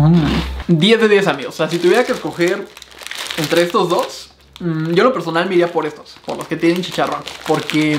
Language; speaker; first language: Spanish; native; Spanish